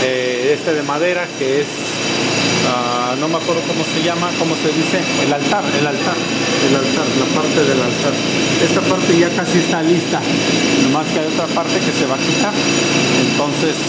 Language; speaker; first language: Spanish; native; Spanish